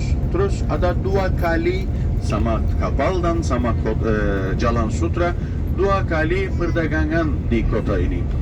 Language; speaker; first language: Indonesian; non-native, learner; Turkish